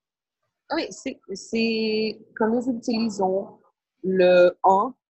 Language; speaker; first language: French; non-native, learner; Portuguese